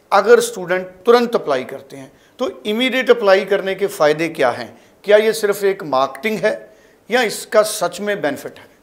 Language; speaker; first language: Hindi; non-native, local second language; Punjabi